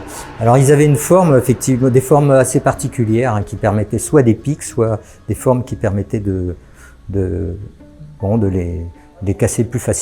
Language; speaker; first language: French; native; French